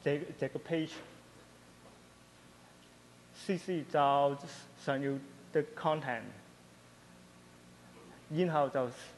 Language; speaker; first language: Chinese; non-native, local second language; Cantonese